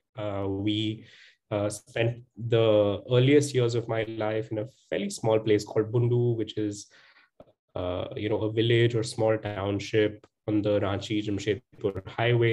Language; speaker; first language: English; non-native, local second language; Hindi